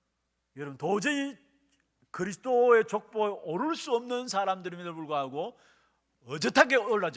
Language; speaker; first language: Korean; native; Korean